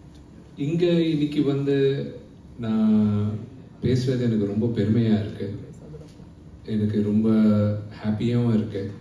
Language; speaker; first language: Tamil; non-native, local second language; Telugu